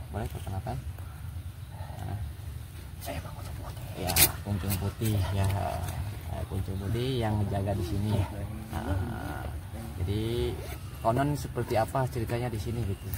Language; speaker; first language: Indonesian; native; Indonesian